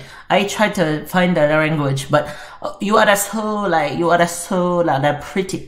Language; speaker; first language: English; non-native, learner; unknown